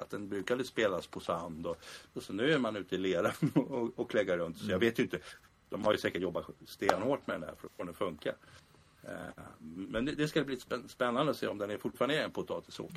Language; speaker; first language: Swedish; native; Swedish